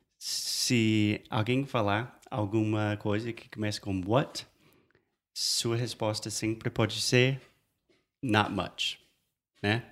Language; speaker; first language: Portuguese; non-native, fluent; English